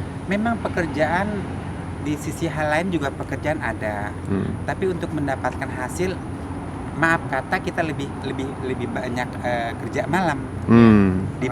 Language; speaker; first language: Indonesian; native; Indonesian